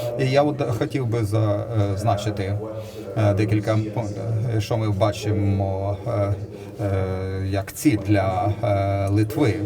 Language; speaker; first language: Ukrainian; non-native, learner; Lithuanian